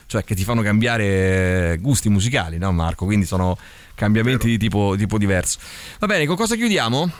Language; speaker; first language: Italian; native; Italian